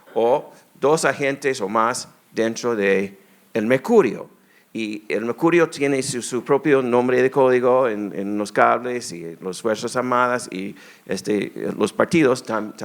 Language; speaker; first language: Spanish; non-native, fluent; English